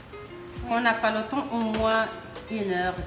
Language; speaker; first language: French; non-native, learner; Arabic